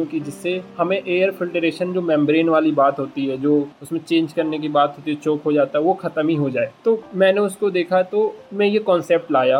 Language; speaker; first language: Hindi; native; Hindi